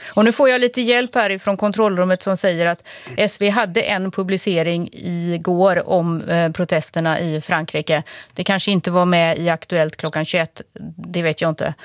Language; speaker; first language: Swedish; native; Swedish